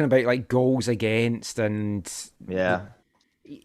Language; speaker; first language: English; native; English